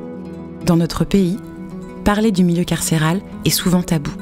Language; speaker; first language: French; native; French